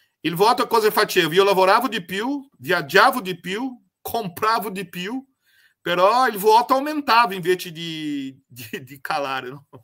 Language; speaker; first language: Italian; non-native, fluent; Portuguese